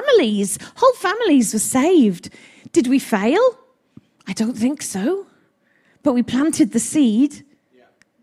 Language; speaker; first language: English; native; English